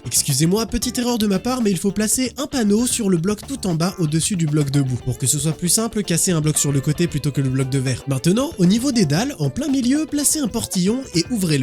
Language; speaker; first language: French; native; French